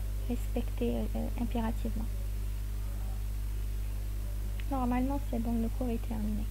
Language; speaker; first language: French; non-native, local second language; Arabic